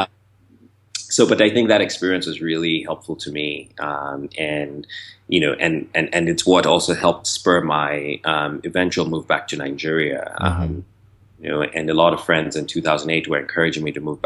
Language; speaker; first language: English; non-native, local second language; Yoruba